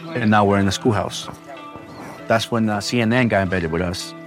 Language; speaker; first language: English; early bilingual, other home language; Spanish